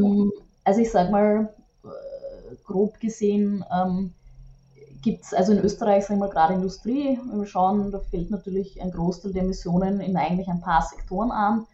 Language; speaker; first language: German; native; German